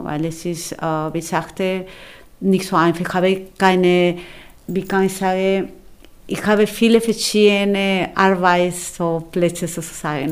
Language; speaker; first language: German; non-native, fluent; Spanish